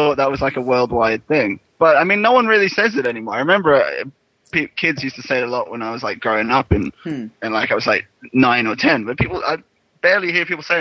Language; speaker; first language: English; native; English